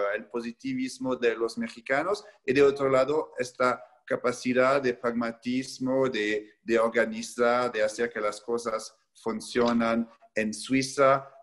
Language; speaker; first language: Spanish; non-native, fluent; French